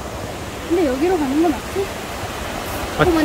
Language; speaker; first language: Korean; non-native, fluent; Indonesian